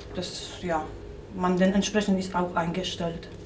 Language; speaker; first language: German; non-native, fluent; Polish